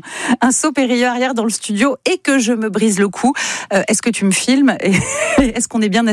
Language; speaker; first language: French; native; French